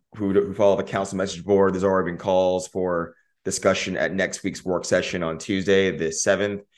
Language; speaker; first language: English; native; English